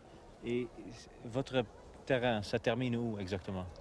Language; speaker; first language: French; non-native, learner; Dutch